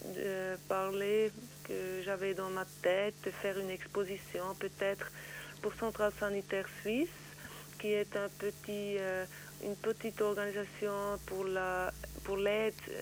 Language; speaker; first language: French; non-native, learner; Swiss German